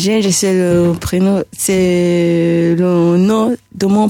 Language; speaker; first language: French; non-native, local second language; Rundi